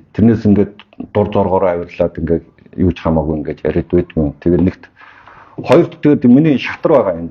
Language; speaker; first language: Mongolian; native; Mongolian